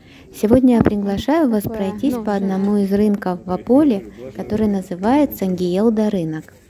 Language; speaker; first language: Russian; native; Russian